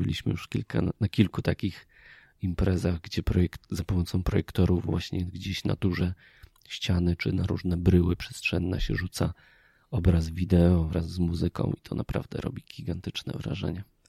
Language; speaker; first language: Polish; native; Polish